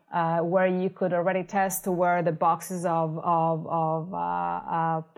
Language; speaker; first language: English; non-native, fluent; Italian